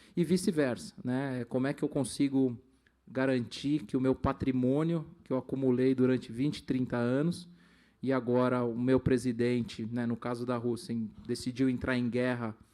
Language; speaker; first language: Portuguese; native; Portuguese